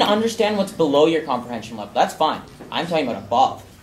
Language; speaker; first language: English; native; English